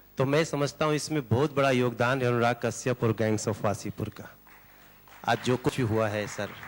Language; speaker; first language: Hindi; native; Hindi